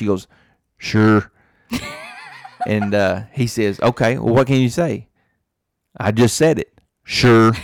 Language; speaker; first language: English; native; English